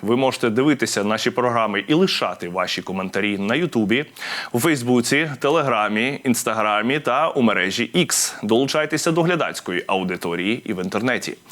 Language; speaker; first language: Ukrainian; native; Ukrainian